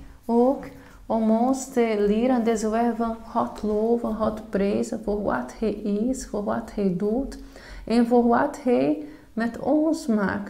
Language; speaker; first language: Dutch; non-native, fluent; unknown